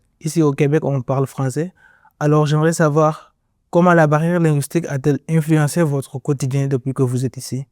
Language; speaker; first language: French; native; French